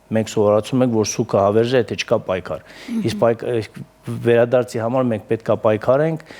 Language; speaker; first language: Armenian; native; Armenian